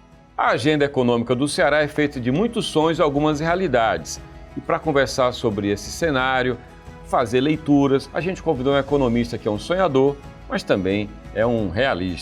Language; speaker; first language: Portuguese; native; Portuguese